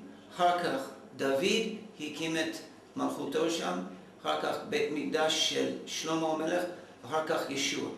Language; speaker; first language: Hebrew; non-native, fluent; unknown